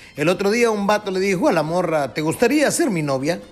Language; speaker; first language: Spanish; native; Spanish